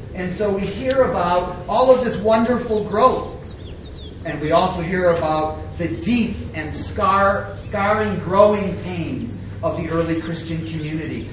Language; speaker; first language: English; native; English